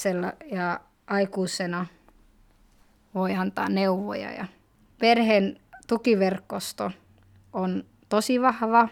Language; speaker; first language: Finnish; early bilingual, other home language; Somali